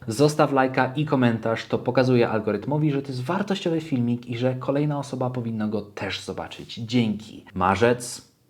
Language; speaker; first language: Polish; early bilingual, heritage; Polish